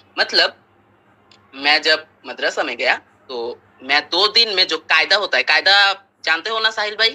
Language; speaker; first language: Hindi; non-native, fluent; Bangla